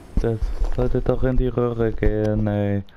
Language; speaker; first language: German; native; German